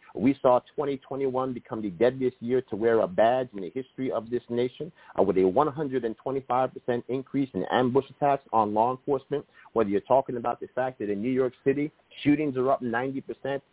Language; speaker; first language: English; native; English